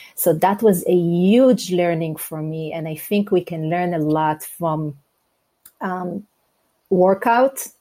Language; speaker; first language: English; non-native, fluent; Hebrew